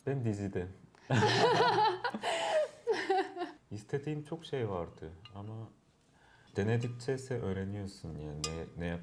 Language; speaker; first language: Turkish; non-native, fluent; Korean